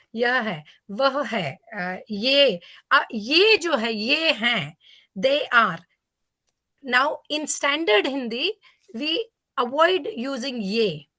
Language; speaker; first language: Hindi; native; Hindi